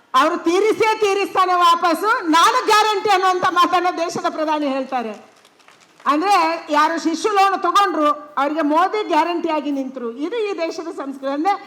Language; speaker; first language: Kannada; non-native, local second language; Tulu